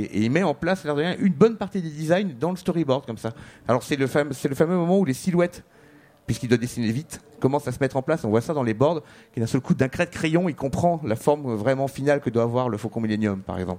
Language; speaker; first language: French; native; French